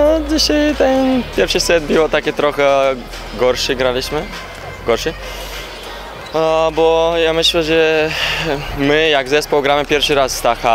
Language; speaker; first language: Polish; non-native, learner; Bulgarian